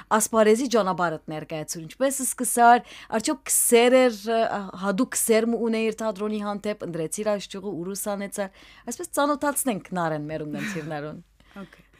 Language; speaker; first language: Armenian; early bilingual, heritage; Armenian